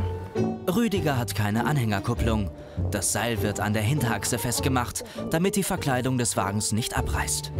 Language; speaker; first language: German; native; German